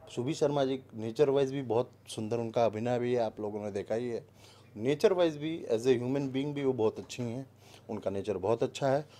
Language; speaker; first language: Hindi; native; Hindi